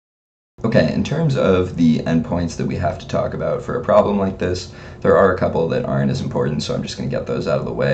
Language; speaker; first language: English; native; English